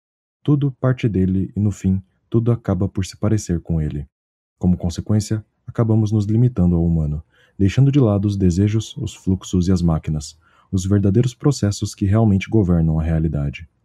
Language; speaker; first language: Portuguese; native; Portuguese